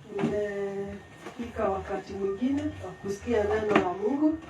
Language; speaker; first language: Swahili; non-native, local second language; Kikuyu